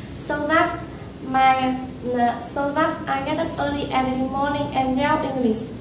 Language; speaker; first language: English; non-native, learner; Vietnamese